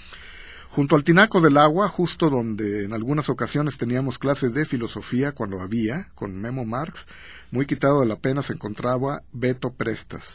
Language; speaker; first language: Spanish; native; Spanish